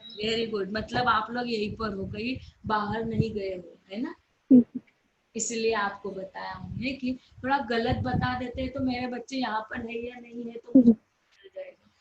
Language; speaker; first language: Hindi; non-native, local second language; Marathi